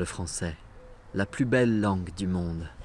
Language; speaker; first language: French; non-native, fluent; Polish